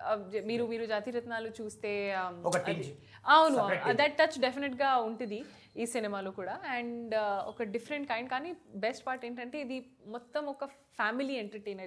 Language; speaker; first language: Telugu; non-native, local second language; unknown